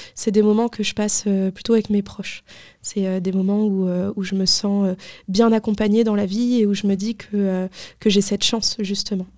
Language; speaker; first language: French; native; French